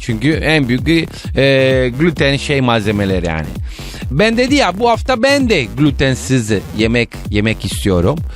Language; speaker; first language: Turkish; non-native, learner; Italian